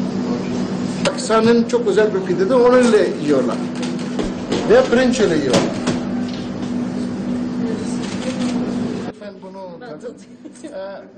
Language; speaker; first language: Turkish; non-native, learner; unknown